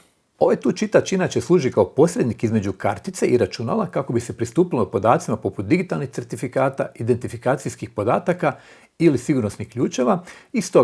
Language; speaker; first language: Croatian; native; Croatian